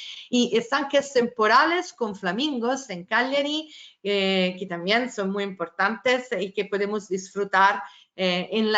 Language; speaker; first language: Spanish; non-native, fluent; Italian